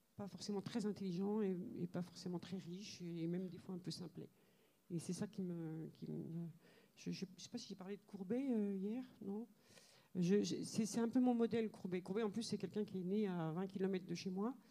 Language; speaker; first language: French; native; French